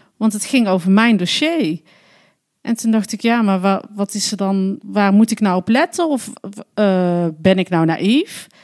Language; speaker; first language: Dutch; native; Dutch